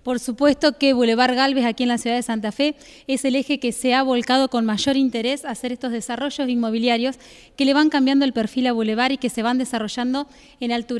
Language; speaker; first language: Spanish; native; Spanish